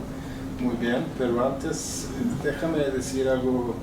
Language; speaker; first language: Spanish; non-native, fluent; Swedish